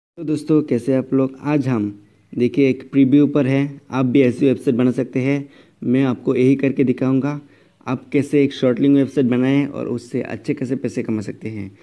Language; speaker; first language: Hindi; non-native, local second language; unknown